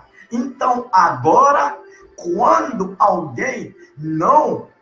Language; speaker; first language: Portuguese; non-native, learner; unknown